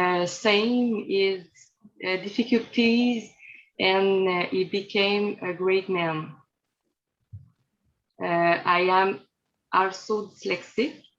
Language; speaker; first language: English; non-native, learner; French